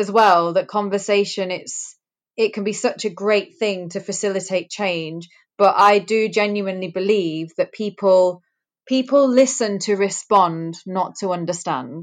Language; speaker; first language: English; native; English